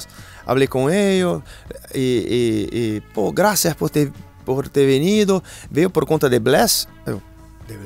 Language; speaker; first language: Spanish; non-native, fluent; Portuguese